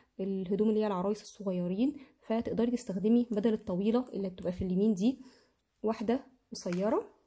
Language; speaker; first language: Arabic; native; Arabic